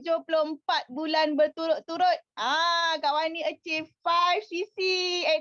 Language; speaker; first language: Malay; native; Malay